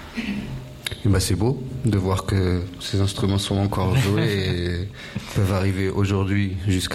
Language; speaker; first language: French; native; French